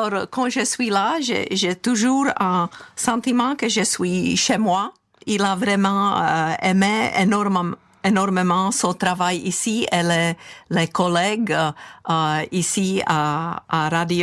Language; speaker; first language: French; non-native, fluent; Czech